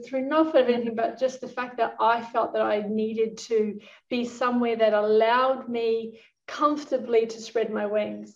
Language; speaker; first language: English; native; English